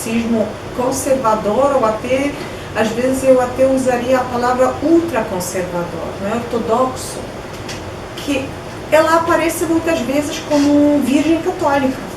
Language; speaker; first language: Portuguese; non-native, fluent; Polish